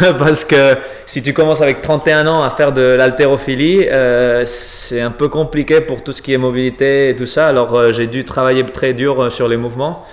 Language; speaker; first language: French; non-native, fluent; Spanish